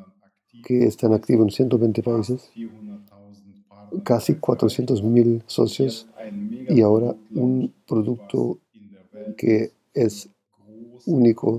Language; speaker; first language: Spanish; non-native, fluent; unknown